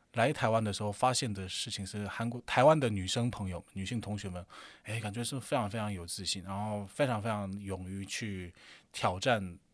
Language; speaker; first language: Chinese; non-native, fluent; Korean